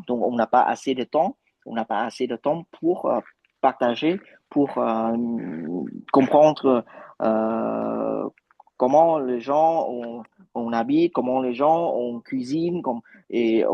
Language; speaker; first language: French; non-native, fluent; Vietnamese